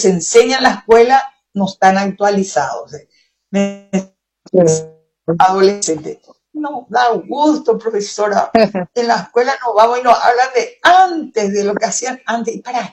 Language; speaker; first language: Spanish; non-native, local second language; Guarani